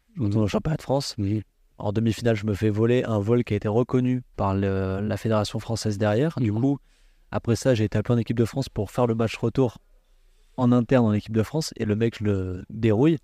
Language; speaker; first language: French; native; French